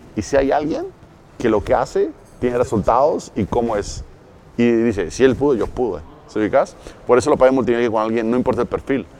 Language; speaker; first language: Spanish; native; Spanish